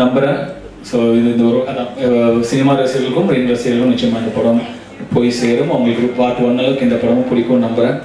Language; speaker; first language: Tamil; native; Tamil